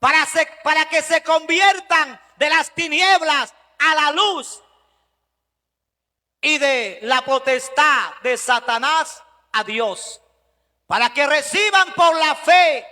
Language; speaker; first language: Spanish; native; Spanish